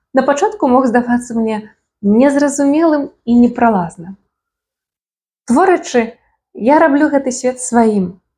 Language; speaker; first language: Belarusian; native; Belarusian